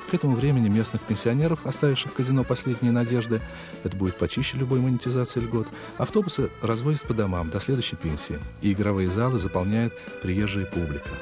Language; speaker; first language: Russian; native; Russian